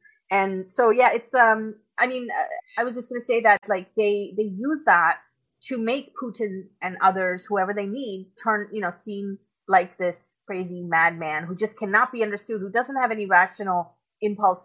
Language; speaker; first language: English; non-native, local second language; Urdu